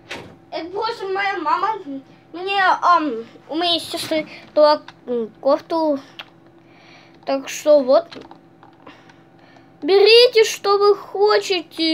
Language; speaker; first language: Russian; early bilingual, heritage; Russian